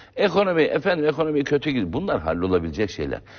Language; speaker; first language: Turkish; native; Turkish